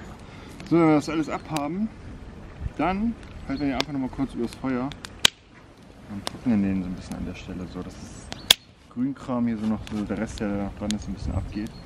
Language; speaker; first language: German; native; German